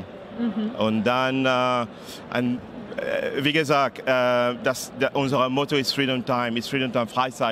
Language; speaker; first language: German; non-native, learner; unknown